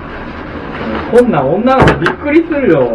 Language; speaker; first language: Japanese; native; Japanese